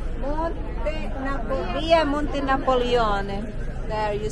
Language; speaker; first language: English; non-native, learner; Filipino